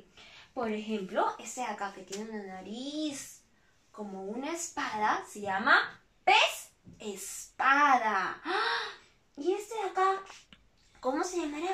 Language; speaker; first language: Spanish; native; Spanish